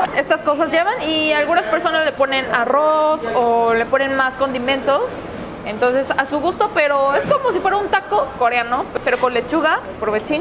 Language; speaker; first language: Spanish; early bilingual, other home language; Korean